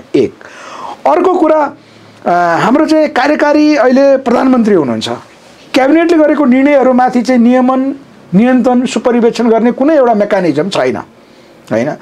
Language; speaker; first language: Nepali; native; Nepali